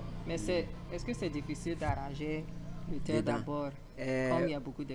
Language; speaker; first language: French; non-native, learner; English